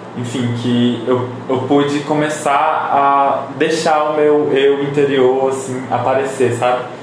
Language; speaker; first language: Portuguese; native; Portuguese